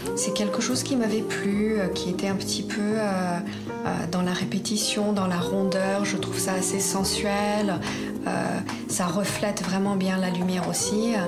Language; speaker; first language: French; non-native, fluent; Polish